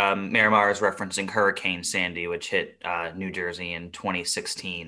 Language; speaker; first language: English; native; English